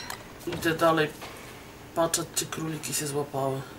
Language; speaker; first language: Polish; native; Polish